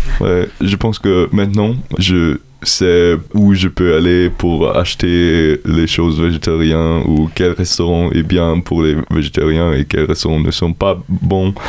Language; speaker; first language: French; non-native, learner; German